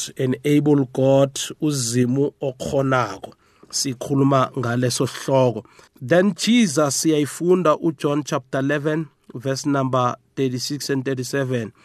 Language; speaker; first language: Zulu; non-native, local second language; South Ndebele